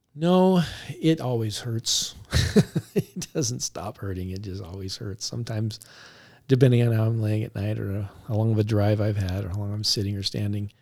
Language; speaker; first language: English; native; English